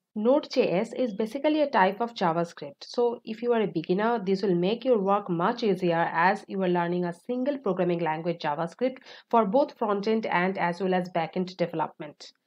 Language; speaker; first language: English; non-native, local second language; Bangla